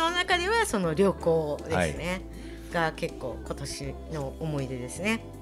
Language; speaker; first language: Japanese; native; Japanese